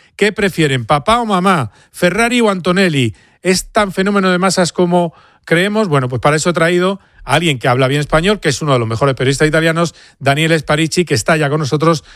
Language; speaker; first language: Spanish; native; Spanish